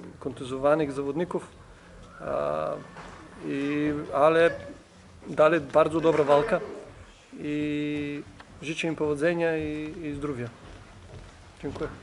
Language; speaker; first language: Polish; non-native, learner; Macedonian